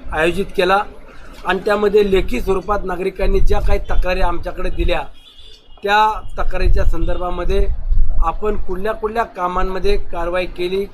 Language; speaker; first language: Marathi; native; Marathi